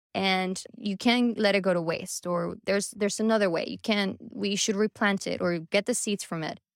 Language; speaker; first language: English; early bilingual, other home language; Spanish